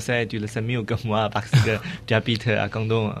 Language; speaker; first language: French; non-native, learner; Chinese